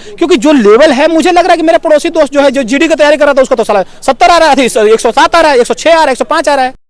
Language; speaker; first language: Hindi; native; Hindi